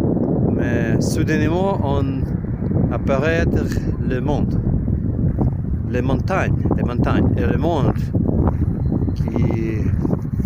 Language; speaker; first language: French; non-native, learner; Ukrainian